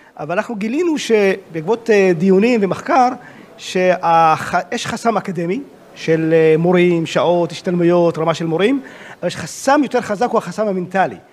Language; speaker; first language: Hebrew; non-native, local second language; Arabic